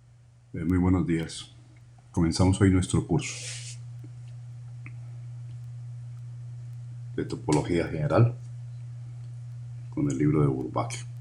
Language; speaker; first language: Spanish; native; Spanish